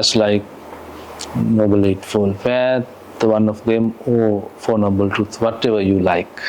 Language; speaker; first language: English; non-native, local second language; Sinhala